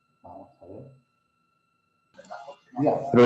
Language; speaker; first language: Spanish; native; Spanish